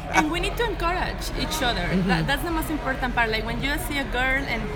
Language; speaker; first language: English; non-native, fluent; Spanish